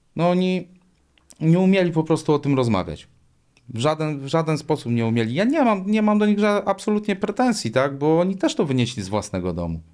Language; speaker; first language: Polish; native; Polish